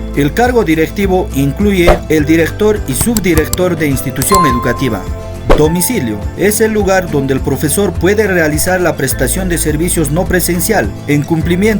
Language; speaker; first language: Spanish; native; Spanish